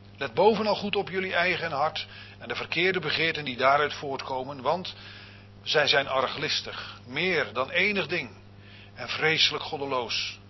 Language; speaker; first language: Dutch; native; Dutch